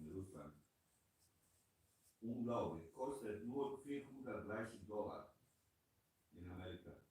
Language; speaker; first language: German; non-native, learner; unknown